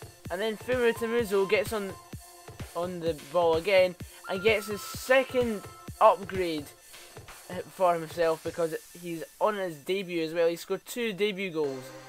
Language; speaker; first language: English; native; English